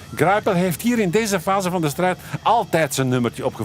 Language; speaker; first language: Dutch; native; Dutch